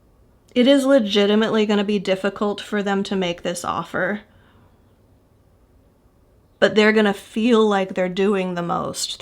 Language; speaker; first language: English; native; English